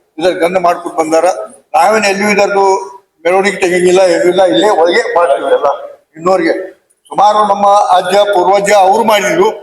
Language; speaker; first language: Kannada; non-native, local second language; Urdu